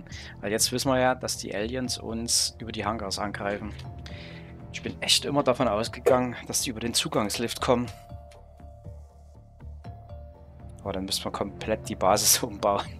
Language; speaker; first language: German; native; German